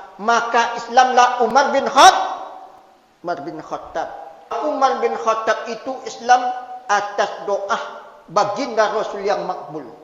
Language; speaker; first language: Malay; non-native, local second language; Minangkabau